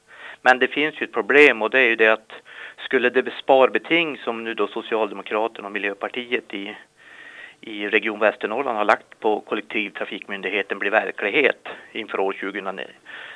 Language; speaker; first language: Swedish; native; Swedish